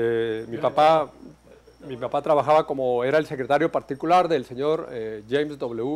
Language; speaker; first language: Spanish; native; Spanish